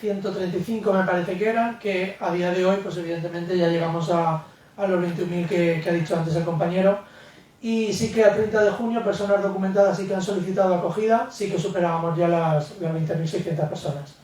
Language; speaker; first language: Spanish; native; Spanish